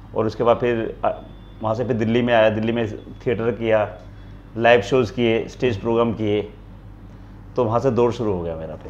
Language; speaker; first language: Hindi; native; Hindi